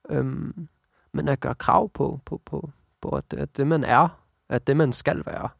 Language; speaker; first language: Danish; early bilingual, other home language; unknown